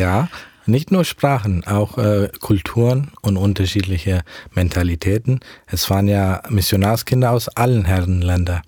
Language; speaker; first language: German; early bilingual, heritage; German